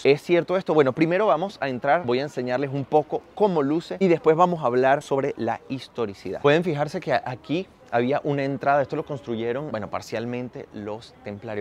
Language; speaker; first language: Spanish; native; Spanish